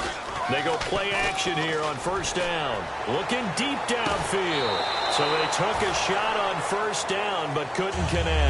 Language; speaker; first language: English; native; English